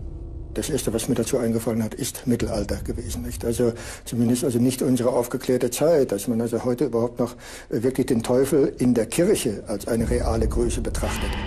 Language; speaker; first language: German; native; German